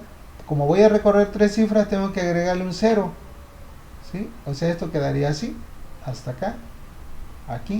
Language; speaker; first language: Spanish; native; Spanish